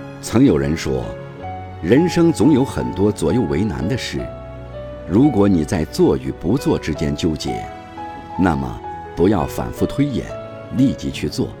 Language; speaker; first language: Chinese; native; Chinese